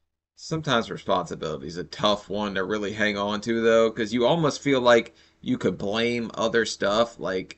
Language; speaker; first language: English; native; English